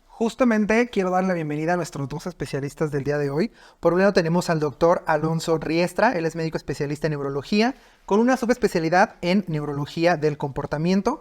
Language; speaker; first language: Spanish; native; Spanish